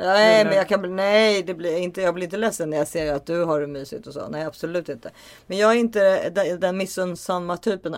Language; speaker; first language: Swedish; native; Swedish